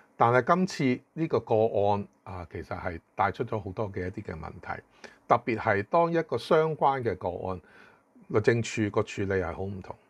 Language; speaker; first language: Cantonese; native; Cantonese